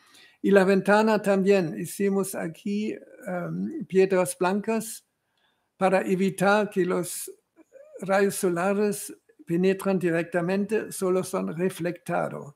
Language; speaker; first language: Spanish; non-native, fluent; German